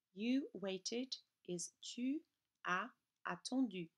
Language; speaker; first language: English; native; English